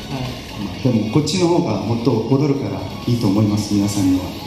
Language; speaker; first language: Japanese; non-native, learner; Korean